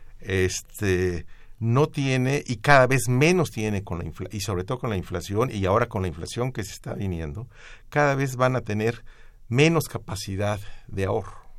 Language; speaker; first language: Spanish; native; Spanish